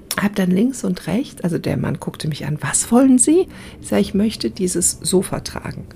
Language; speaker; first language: German; early bilingual, other home language; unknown